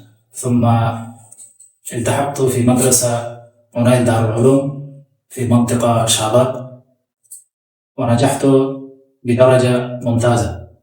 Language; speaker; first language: Arabic; non-native, learner; Bangla